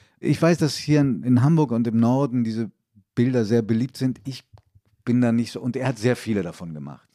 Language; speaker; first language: German; early bilingual, other home language; Italian